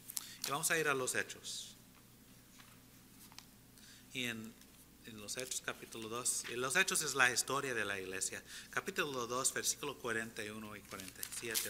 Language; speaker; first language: Spanish; early bilingual, heritage; English